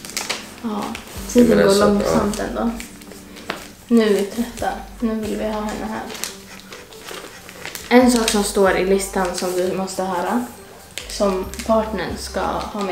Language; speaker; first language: Swedish; native; Swedish